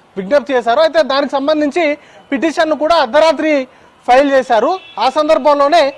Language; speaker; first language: Telugu; native; Telugu